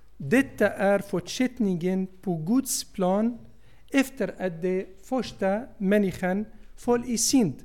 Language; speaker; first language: Swedish; non-native, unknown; Arabic